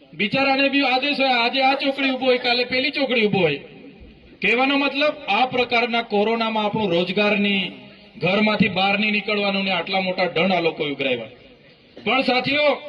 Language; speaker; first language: Gujarati; non-native, local second language; Vasavi